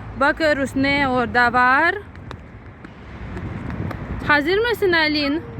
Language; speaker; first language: Turkish; non-native, learner; Russian